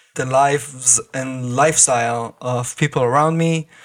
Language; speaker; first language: English; non-native, fluent; Hebrew